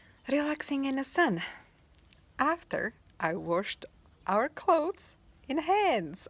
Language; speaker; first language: English; non-native, fluent; Slovak